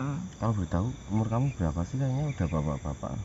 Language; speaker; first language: Indonesian; native; Indonesian